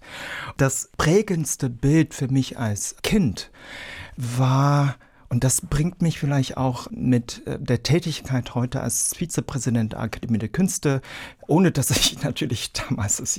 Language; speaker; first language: German; early bilingual, other home language; Vietnamese